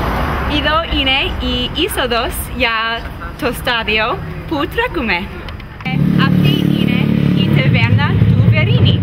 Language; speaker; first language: Greek; non-native, learner; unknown